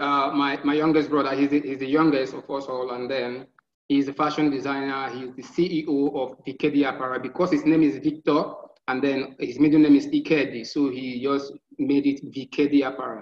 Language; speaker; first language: English; non-native, local second language; Igbo